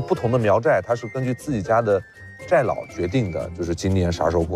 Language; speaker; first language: Chinese; native; Chinese